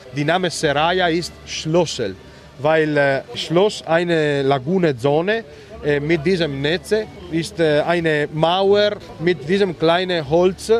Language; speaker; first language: German; non-native, learner; Italian